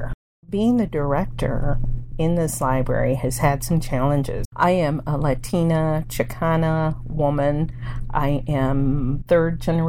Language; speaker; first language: English; early bilingual, other home language; Spanish